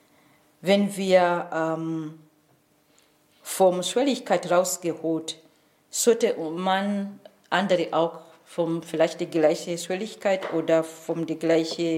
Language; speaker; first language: German; non-native, learner; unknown